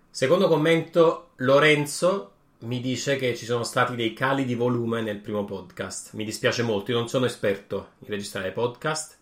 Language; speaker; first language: Italian; native; Italian